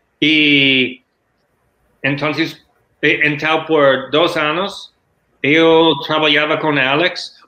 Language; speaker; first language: Spanish; non-native, learner; English